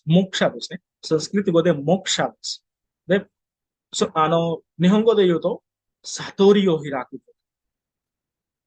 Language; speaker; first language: Japanese; non-native, fluent; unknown